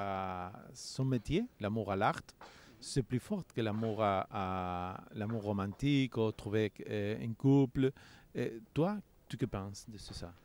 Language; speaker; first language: French; non-native, fluent; Spanish